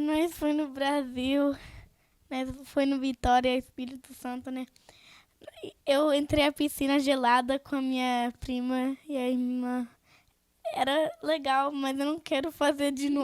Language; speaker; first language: Portuguese; early bilingual, heritage; Portuguese